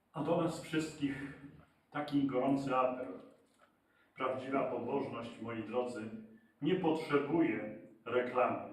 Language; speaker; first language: Polish; native; Polish